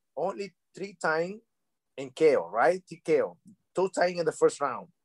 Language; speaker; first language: English; non-native, learner; Spanish